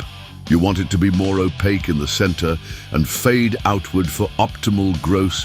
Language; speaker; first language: English; native; English